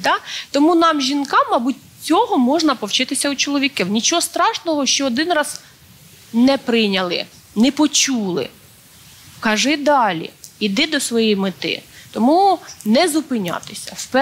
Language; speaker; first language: Ukrainian; native; Ukrainian